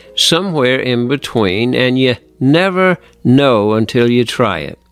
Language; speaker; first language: English; native; English